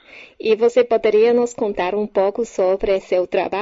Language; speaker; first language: Portuguese; non-native, fluent; Chinese